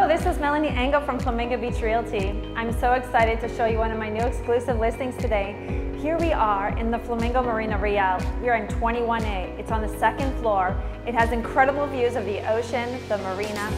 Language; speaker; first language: English; native; English